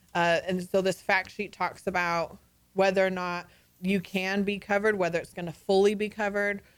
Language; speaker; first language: English; native; English